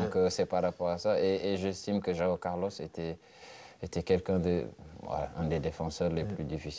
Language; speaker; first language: French; non-native, local second language; Wolof